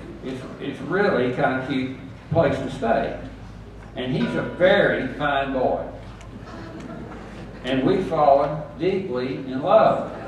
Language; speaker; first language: English; native; English